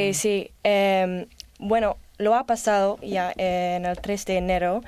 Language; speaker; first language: Spanish; non-native, learner; English